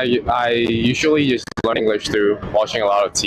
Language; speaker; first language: English; non-native, local second language; Cantonese